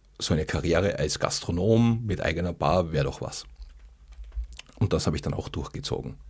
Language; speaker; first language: German; native; German